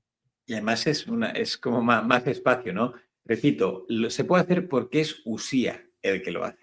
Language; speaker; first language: Spanish; native; Spanish